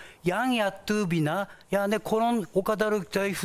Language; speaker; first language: Turkish; non-native, fluent; Japanese